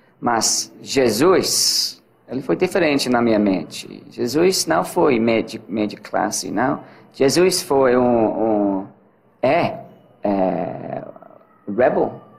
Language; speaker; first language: Portuguese; non-native, learner; English